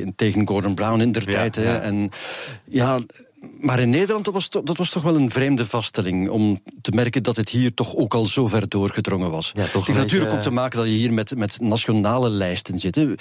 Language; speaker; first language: Dutch; native; Dutch